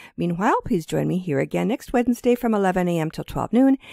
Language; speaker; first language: English; early bilingual, other home language; Ukrainian